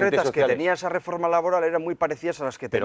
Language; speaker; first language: Spanish; native; Spanish